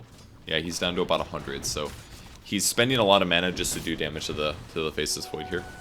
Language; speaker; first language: English; native; English